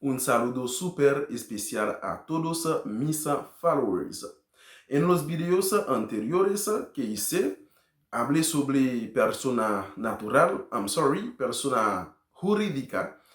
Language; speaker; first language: Spanish; non-native, learner; Haitian Creole